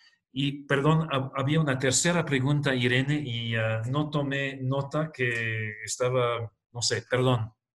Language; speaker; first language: Spanish; non-native, fluent; English